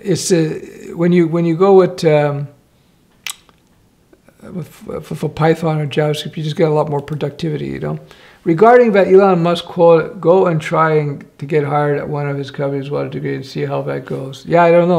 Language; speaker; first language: English; native; English